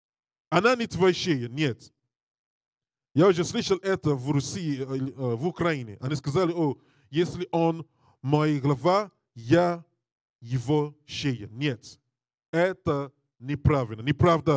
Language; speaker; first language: Russian; non-native, learner; English